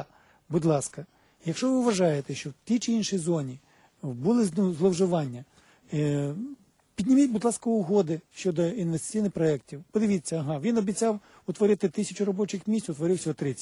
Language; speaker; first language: Ukrainian; native; Ukrainian